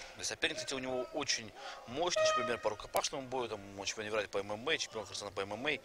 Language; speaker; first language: Russian; non-native, local second language; Kyrgyz